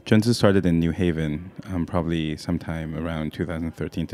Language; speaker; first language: English; non-native, local second language; Cantonese